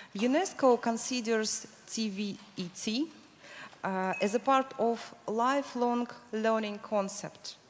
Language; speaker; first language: English; non-native, fluent; Russian